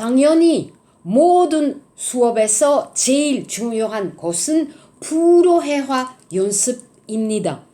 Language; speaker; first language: Korean; non-native, learner; French